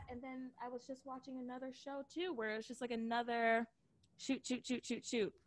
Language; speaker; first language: English; native; English